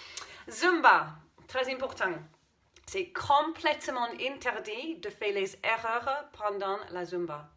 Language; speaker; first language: French; non-native, fluent; English